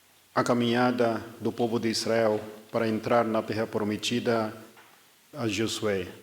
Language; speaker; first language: Portuguese; non-native, fluent; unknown